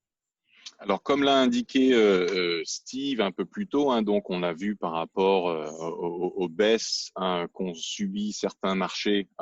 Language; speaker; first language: French; native; French